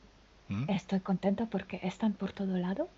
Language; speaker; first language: Spanish; non-native, fluent; French